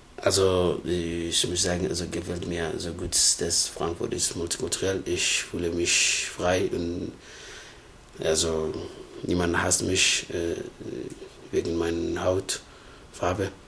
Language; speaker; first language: German; non-native, learner; Somali